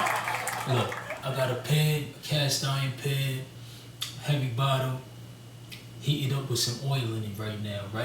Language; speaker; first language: English; native; English